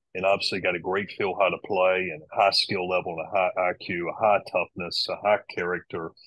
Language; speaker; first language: English; native; English